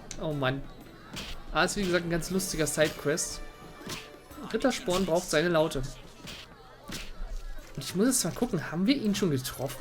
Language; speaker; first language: German; native; German